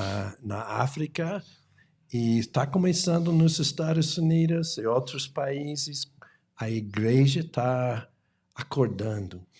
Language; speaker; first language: Portuguese; non-native, fluent; English